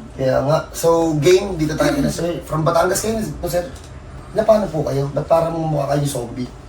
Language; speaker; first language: Filipino; native; Filipino